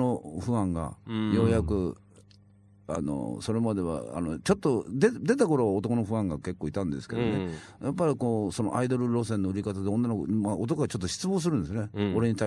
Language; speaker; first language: Japanese; native; Japanese